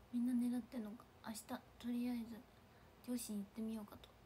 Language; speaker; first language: Japanese; native; Japanese